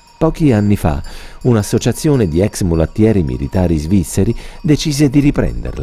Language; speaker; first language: Italian; native; Italian